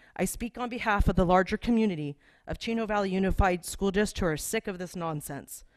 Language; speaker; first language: English; native; English